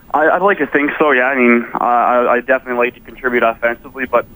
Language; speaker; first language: English; native; English